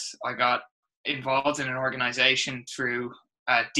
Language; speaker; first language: English; native; English